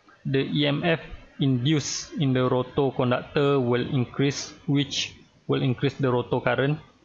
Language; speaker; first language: English; non-native, local second language; Malay